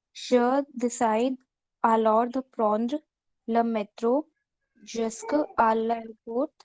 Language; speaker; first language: French; non-native, learner; Hindi